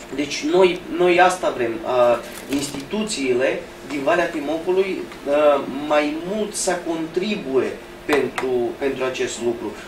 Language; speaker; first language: Romanian; early bilingual, heritage; Romanian